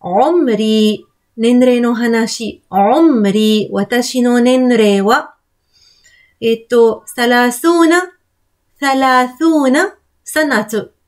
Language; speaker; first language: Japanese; non-native, fluent; Arabic